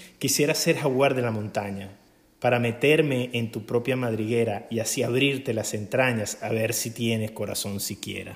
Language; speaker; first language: Spanish; native; Spanish